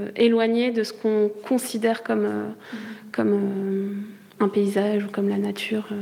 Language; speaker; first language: French; native; French